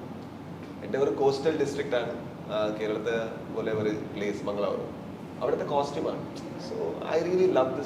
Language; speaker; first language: Malayalam; non-native, learner; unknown